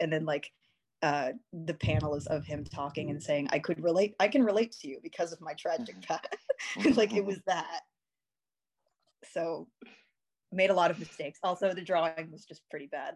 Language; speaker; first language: English; native; English